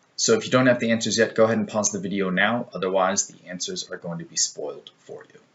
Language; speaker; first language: English; native; English